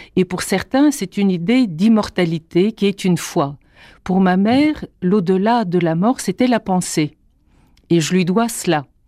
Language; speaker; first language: French; non-native, fluent; Bulgarian